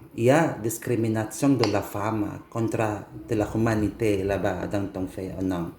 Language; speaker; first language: French; non-native, learner; Indonesian